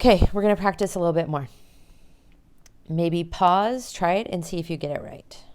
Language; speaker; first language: English; native; English